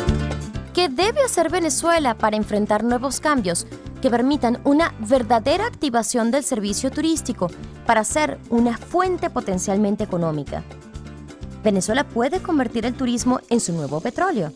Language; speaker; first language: Spanish; native; Spanish